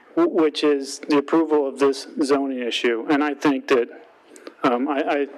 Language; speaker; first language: English; native; English